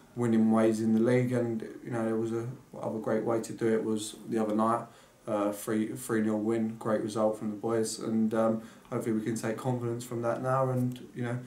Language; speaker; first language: English; native; English